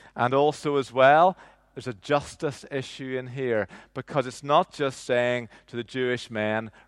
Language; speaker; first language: English; native; English